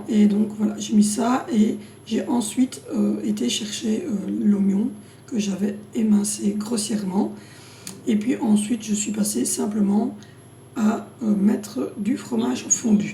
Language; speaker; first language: French; native; French